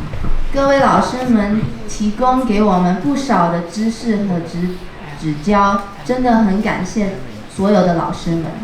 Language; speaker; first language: Chinese; early bilingual, heritage; Chinese